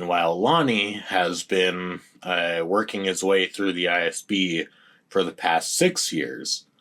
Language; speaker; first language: English; native; English